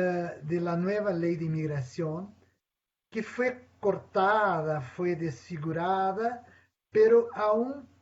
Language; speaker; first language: Spanish; non-native, fluent; Portuguese